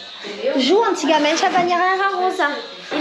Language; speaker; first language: Portuguese; non-native, learner; French